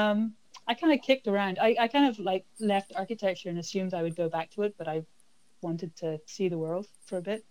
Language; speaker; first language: English; native; English